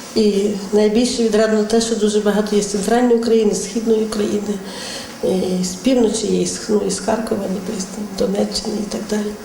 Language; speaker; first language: Ukrainian; native; Ukrainian